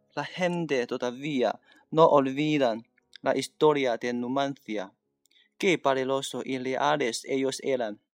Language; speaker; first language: Spanish; non-native, learner; Chinese